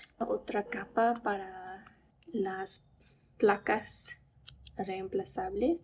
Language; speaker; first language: Spanish; non-native, fluent; English